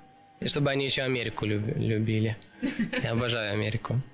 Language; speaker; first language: Russian; early bilingual, other home language; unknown